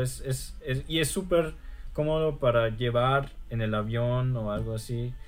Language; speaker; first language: Spanish; early bilingual, heritage; German